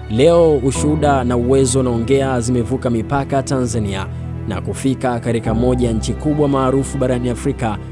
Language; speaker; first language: Swahili; native; Swahili